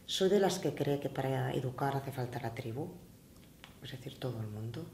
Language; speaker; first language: Spanish; native; Spanish